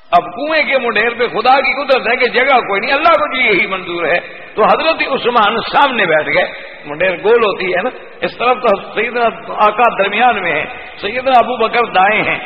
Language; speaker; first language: Urdu; non-native, local second language; Punjabi